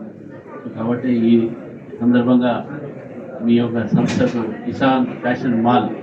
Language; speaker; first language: Telugu; native; Telugu